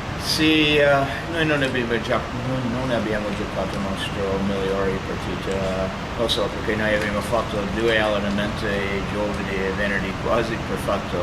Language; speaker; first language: Italian; non-native, fluent; English